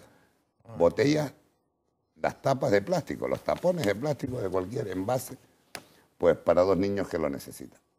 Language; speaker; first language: Spanish; native; Spanish